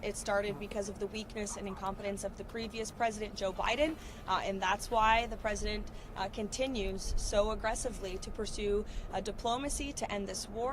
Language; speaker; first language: English; native; English